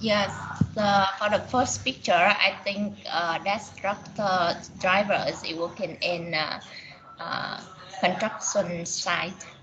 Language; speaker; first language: English; non-native, learner; Vietnamese